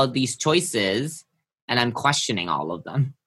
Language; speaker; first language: English; non-native, local second language; Filipino